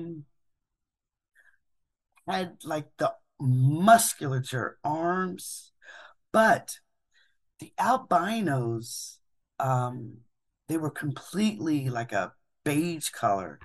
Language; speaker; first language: English; native; English